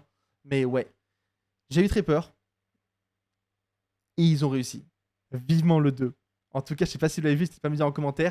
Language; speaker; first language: French; native; French